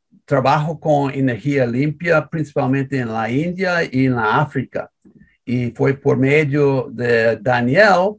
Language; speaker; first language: Spanish; non-native, learner; English